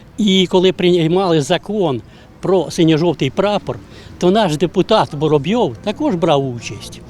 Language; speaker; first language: Ukrainian; native; Ukrainian